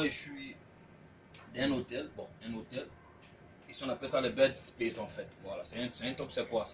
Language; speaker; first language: French; native; French